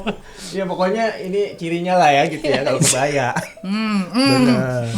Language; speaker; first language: Indonesian; native; Indonesian